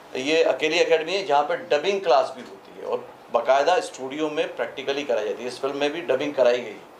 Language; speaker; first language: Hindi; native; Hindi